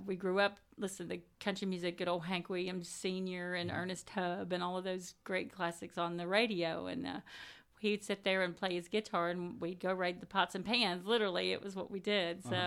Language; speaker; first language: English; native; English